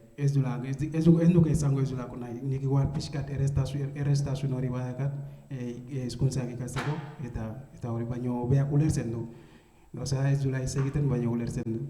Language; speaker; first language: Basque; non-native, learner; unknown